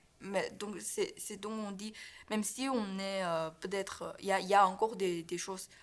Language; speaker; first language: French; non-native, learner; Chinese